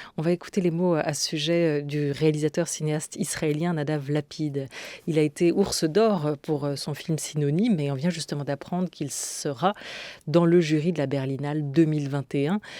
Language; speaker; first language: French; native; French